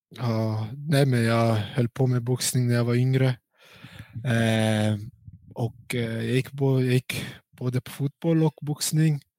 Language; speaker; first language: Swedish; early bilingual, other home language; Central Kurdish